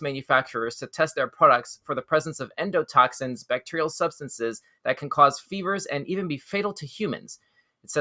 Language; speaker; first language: English; native; English